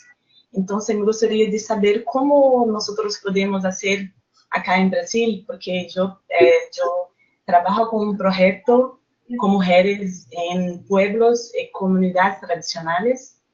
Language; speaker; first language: Spanish; non-native, fluent; Portuguese